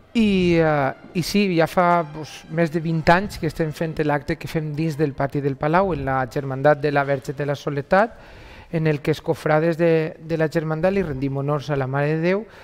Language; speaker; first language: Catalan; native; Catalan